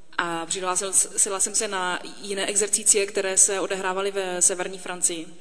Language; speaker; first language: Czech; native; Czech